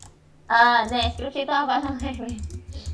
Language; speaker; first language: Korean; non-native, learner; Indonesian